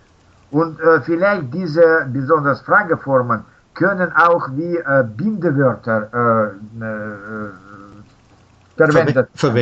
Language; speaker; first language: German; non-native, learner; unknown